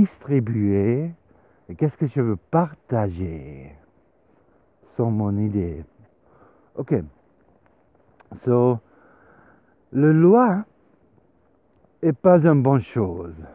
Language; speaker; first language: French; non-native, learner; Swiss German